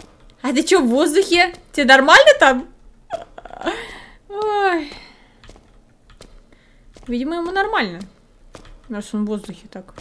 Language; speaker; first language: Russian; native; Russian